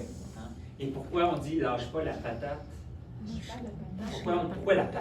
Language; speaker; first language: French; native; French